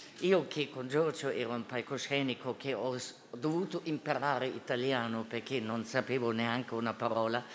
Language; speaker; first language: Italian; non-native, fluent; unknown